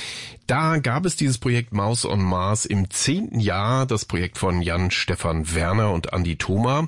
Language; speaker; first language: German; native; German